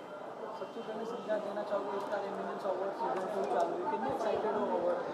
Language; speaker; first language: Hindi; native; Hindi